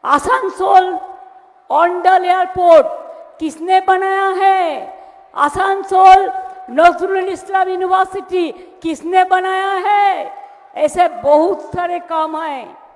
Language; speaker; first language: Hindi; non-native, local second language; Bangla